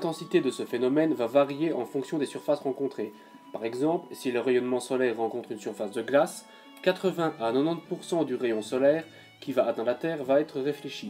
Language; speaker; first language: French; native; French